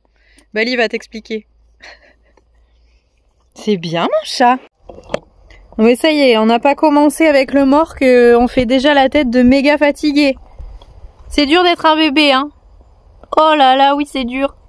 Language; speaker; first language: French; native; French